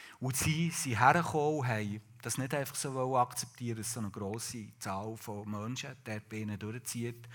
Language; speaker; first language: German; native; German